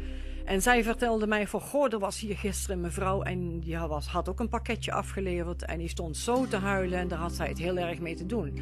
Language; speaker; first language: Dutch; native; Dutch